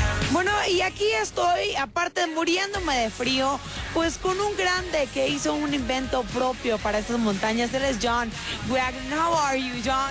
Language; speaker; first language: Spanish; native; Spanish